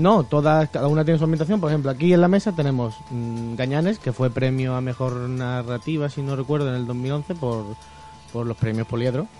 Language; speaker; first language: Spanish; native; Spanish